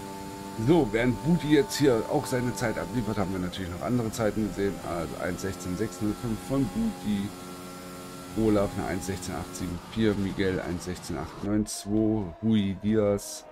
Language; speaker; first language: German; native; German